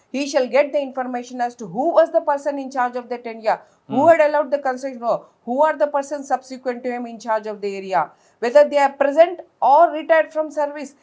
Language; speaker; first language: English; non-native, local second language; Telugu